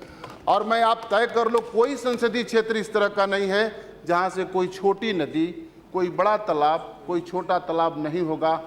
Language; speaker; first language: Hindi; native; Hindi